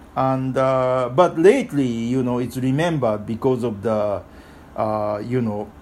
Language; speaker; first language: English; non-native, fluent; Japanese